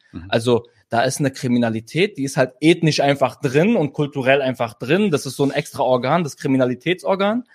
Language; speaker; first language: German; early bilingual, other home language; Arabic